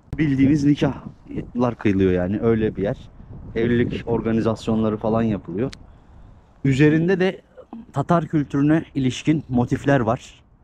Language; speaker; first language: Turkish; native; Turkish